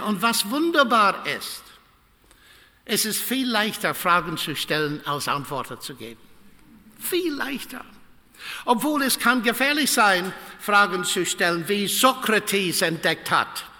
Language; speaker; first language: German; non-native, fluent; English